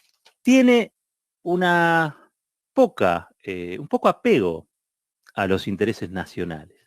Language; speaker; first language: Spanish; native; Spanish